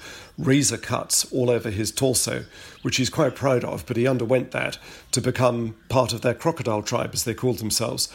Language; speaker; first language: English; native; English